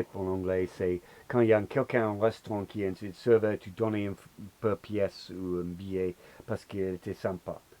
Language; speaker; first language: French; non-native, learner; English